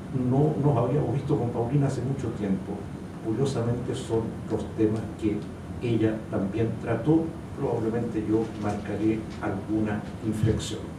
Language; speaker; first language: Spanish; native; Spanish